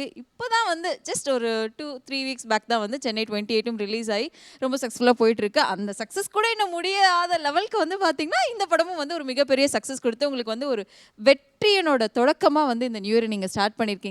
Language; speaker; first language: Tamil; native; Tamil